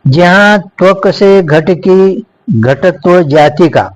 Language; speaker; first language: Hindi; non-native, local second language; Kannada